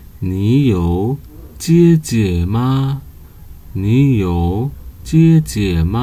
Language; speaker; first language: Chinese; non-native, fluent; Nepali